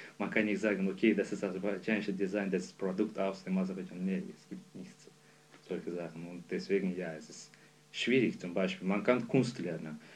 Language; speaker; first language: German; non-native, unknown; Azerbaijani